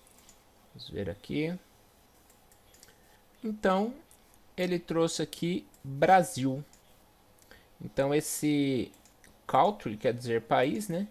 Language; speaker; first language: Portuguese; native; Portuguese